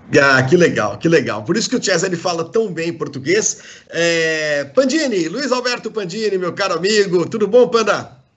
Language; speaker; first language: Portuguese; native; Portuguese